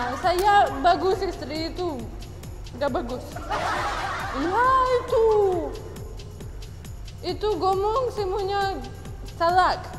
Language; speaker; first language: Indonesian; non-native, learner; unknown